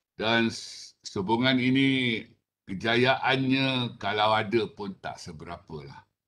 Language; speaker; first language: Malay; non-native, local second language; Chinese